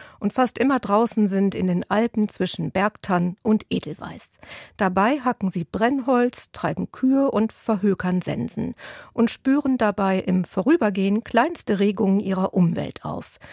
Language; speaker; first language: German; native; German